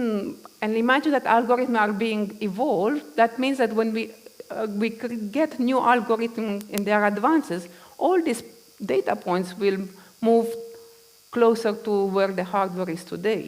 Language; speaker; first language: English; non-native, fluent; Romanian